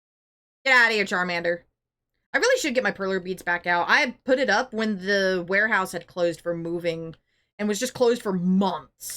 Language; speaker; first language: English; native; English